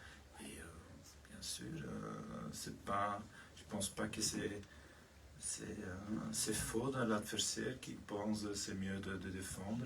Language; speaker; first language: French; non-native, learner; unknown